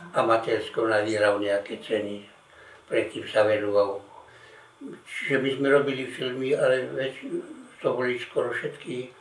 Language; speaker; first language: Slovak; native; Slovak